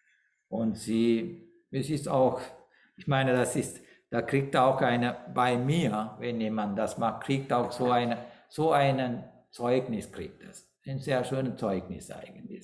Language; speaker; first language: German; non-native, fluent; Sinhala